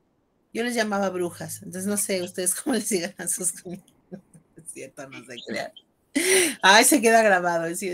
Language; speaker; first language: Spanish; native; Spanish